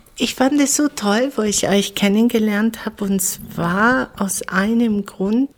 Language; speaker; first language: German; native; German